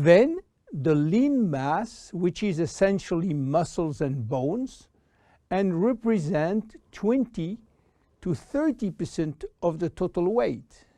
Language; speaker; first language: English; non-native, fluent; French